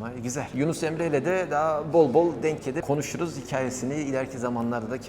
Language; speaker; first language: Turkish; native; Turkish